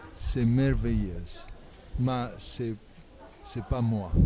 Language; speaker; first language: French; non-native, learner; Italian